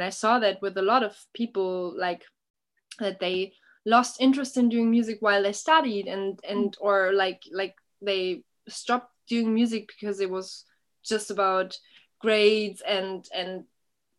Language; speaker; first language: English; non-native, fluent; German